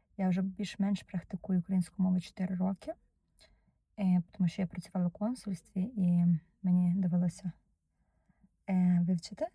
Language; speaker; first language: Ukrainian; non-native, fluent; Russian